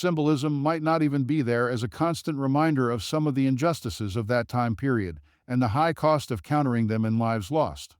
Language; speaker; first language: English; native; English